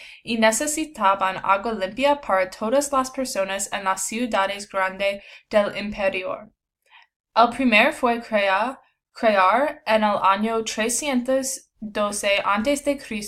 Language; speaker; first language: Spanish; non-native, learner; English